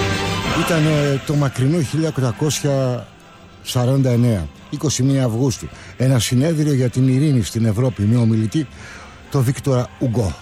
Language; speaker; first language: Greek; native; Greek